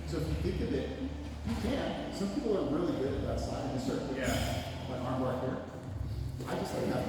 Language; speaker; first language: English; native; English